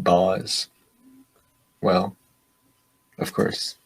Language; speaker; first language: English; native; English